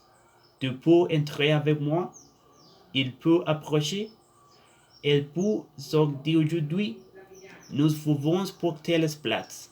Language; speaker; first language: French; non-native, learner; Spanish